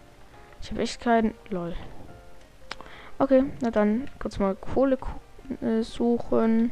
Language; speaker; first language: German; native; German